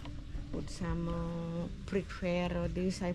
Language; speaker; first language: English; non-native, learner; Indonesian